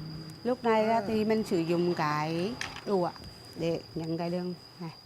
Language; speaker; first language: Vietnamese; native; Vietnamese